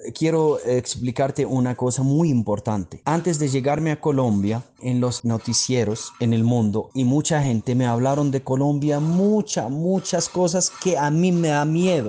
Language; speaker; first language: Spanish; non-native, fluent; Arabic